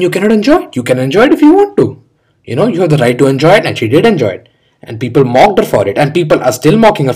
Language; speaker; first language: English; non-native, local second language; Hindi